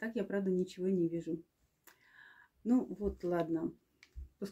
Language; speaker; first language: Russian; native; Russian